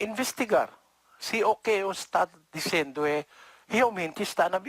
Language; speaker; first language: Portuguese; non-native, learner; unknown